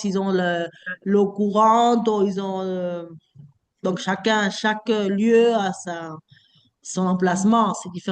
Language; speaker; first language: French; non-native, fluent; Spanish